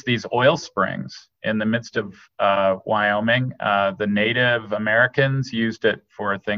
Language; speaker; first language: English; native; English